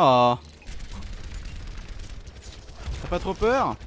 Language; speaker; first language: French; native; French